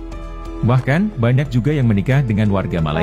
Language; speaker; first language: Indonesian; native; Indonesian